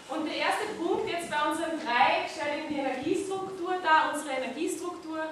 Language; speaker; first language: German; native; German